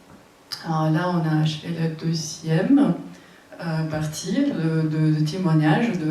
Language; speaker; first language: French; non-native, fluent; Russian